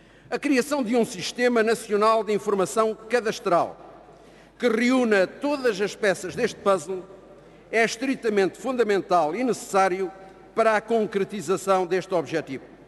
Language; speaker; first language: Portuguese; native; Portuguese